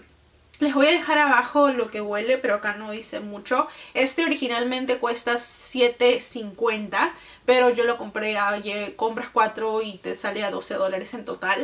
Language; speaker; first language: Spanish; native; Spanish